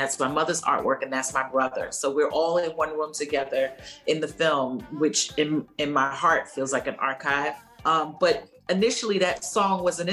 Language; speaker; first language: English; native; English